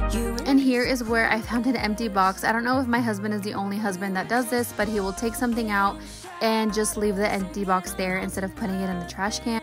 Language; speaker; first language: English; native; English